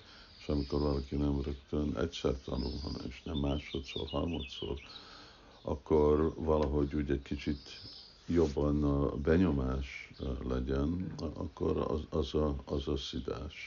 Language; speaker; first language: Hungarian; early bilingual, heritage; Hungarian